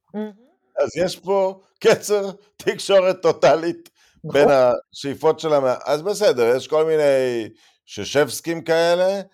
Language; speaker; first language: Hebrew; native; Hebrew